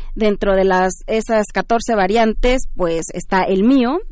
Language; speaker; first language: Spanish; early bilingual, other home language; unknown